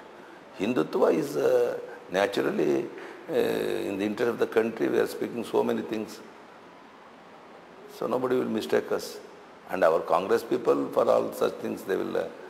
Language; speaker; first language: English; non-native, local second language; Kannada